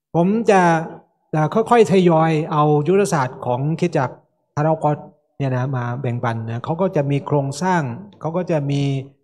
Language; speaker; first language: Thai; native; Thai